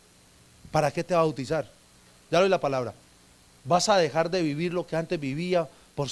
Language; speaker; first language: Spanish; native; Spanish